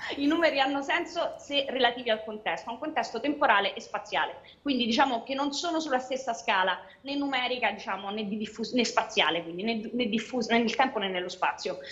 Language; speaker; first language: Italian; native; Italian